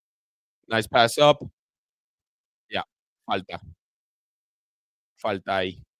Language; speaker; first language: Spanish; early bilingual, heritage; Spanish